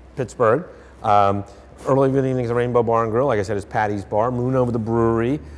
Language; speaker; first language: English; native; English